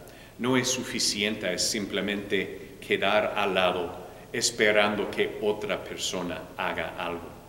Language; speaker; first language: Spanish; non-native, fluent; English